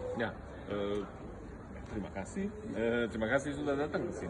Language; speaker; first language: Indonesian; non-native, fluent; Bosnian